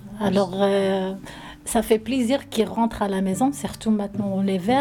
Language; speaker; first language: French; non-native, learner; Arabic